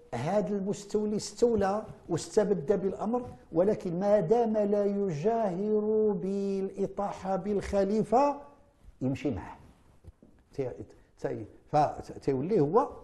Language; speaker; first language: Arabic; native; Arabic